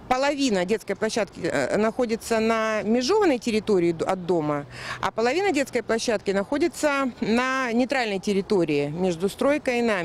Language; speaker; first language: Russian; native; Russian